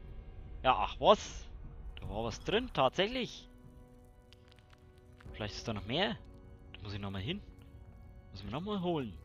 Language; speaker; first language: German; native; German